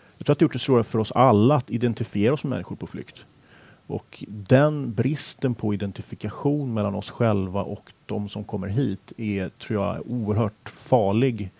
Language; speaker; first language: Swedish; native; Swedish